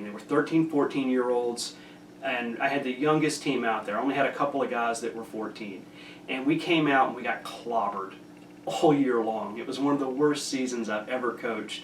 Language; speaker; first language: English; native; English